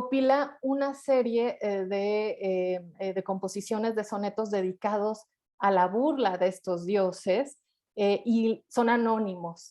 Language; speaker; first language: Spanish; native; Spanish